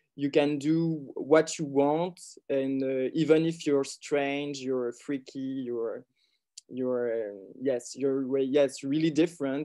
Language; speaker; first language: English; non-native, learner; French